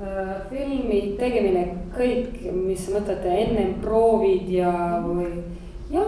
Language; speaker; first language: Estonian; non-native, learner; Croatian